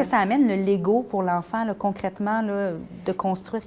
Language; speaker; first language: French; native; French